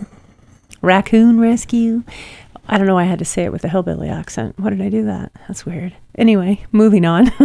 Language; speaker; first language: English; native; English